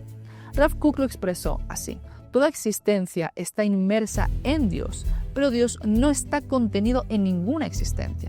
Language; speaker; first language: Spanish; native; Spanish